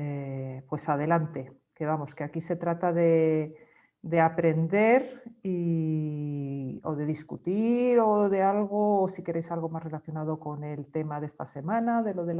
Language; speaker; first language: Spanish; native; Spanish